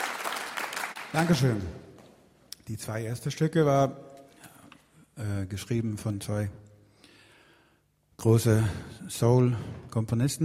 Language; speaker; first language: German; non-native, fluent; Swedish